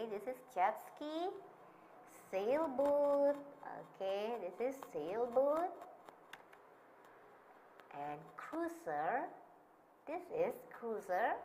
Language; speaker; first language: English; non-native, learner; Indonesian